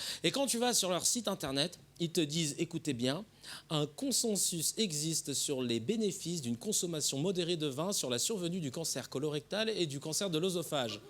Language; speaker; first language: French; native; French